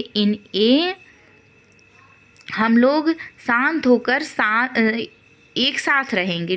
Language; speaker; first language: Hindi; native; Hindi